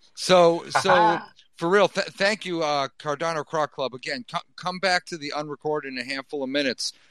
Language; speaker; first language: English; native; English